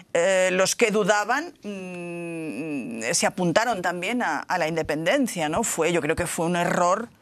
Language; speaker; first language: Spanish; native; Spanish